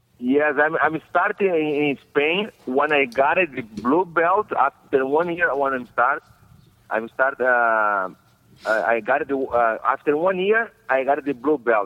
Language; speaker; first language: English; non-native, learner; Portuguese